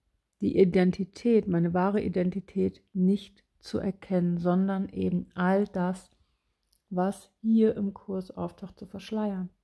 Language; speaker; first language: German; native; German